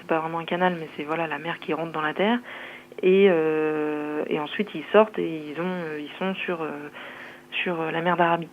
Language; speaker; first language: French; native; French